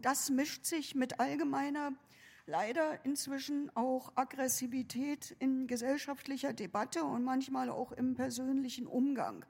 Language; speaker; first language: German; native; German